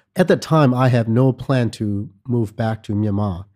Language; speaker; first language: English; non-native, fluent; Burmese